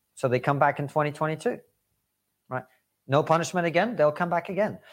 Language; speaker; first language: English; early bilingual, other home language; Russian